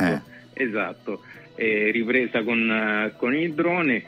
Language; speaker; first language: Italian; native; Italian